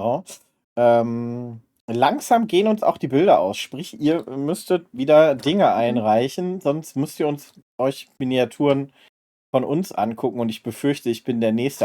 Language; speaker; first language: German; native; German